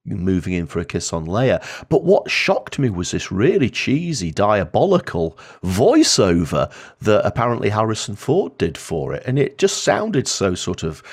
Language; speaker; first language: English; native; English